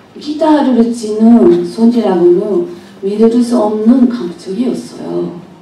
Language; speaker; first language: Korean; non-native, fluent; Japanese